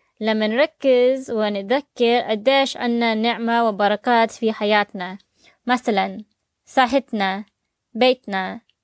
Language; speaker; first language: Arabic; native; Arabic